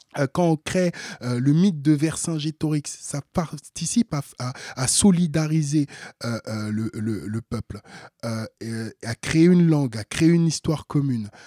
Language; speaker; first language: French; early bilingual, other home language; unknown